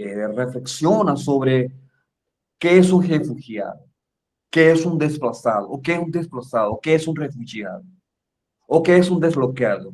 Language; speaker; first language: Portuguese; non-native, fluent; Spanish